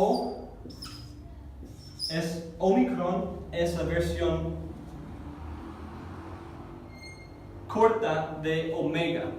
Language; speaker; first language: Spanish; non-native, fluent; English